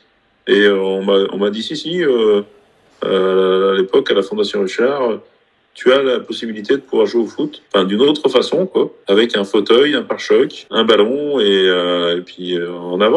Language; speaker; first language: French; native; French